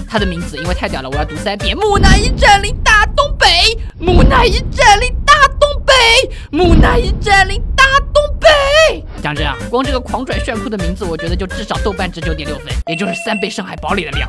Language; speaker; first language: Chinese; native; Chinese